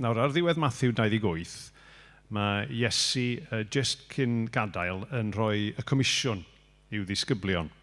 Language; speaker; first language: Welsh; native; Welsh